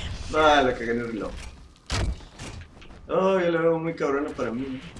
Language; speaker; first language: Spanish; native; Spanish